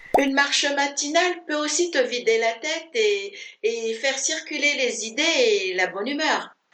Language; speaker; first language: French; non-native, fluent; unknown